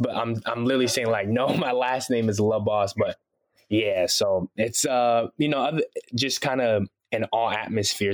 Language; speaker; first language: English; early bilingual, other home language; Haitian Creole